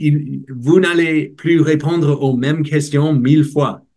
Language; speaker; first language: French; non-native, learner; English